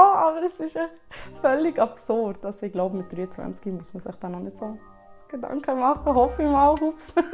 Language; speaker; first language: German; early bilingual, other home language; Albanian